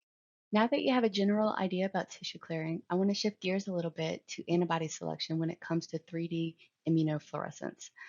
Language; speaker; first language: English; native; English